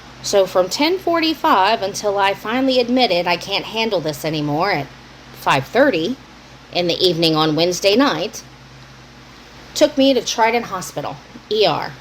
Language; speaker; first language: English; native; English